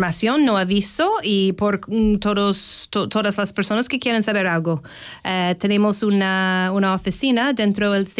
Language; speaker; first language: Spanish; non-native, learner; English